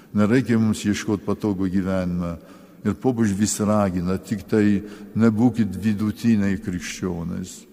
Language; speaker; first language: Lithuanian; early bilingual, heritage; Lithuanian